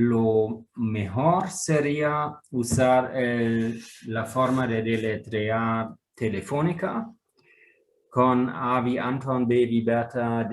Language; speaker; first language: Spanish; non-native, fluent; German